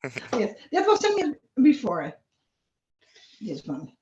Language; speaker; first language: English; non-native, learner; Dutch